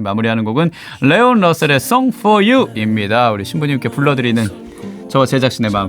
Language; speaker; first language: Korean; native; Korean